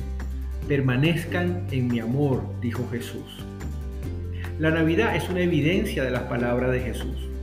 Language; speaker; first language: Spanish; native; Spanish